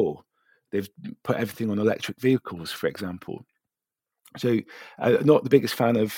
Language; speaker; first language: English; native; English